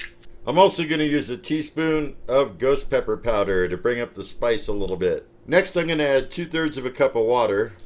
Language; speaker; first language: English; native; English